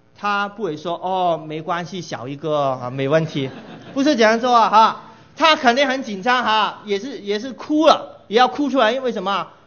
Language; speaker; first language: Chinese; non-native, local second language; Cantonese